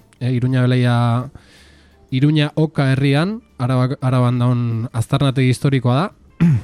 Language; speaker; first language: Basque; native; Basque